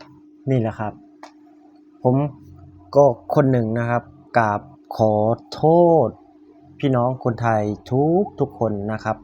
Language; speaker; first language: Thai; non-native, local second language; Northeastern Thai